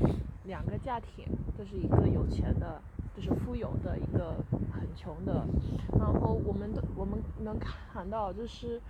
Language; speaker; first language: Chinese; early bilingual, heritage; Chinese